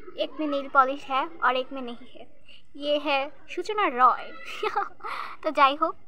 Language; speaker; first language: Hindi; non-native, learner; Bangla